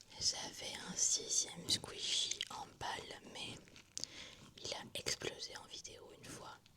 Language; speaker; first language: French; native; French